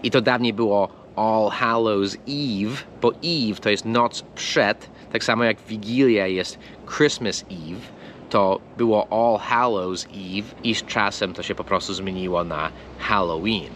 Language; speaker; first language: Polish; non-native, fluent; English